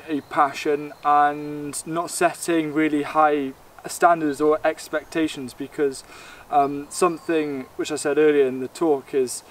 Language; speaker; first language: English; native; English